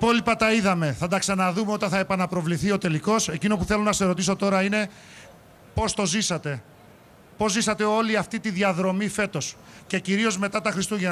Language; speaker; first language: Greek; native; Greek